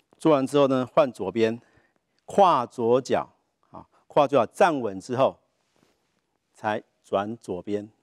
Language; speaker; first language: Chinese; native; Chinese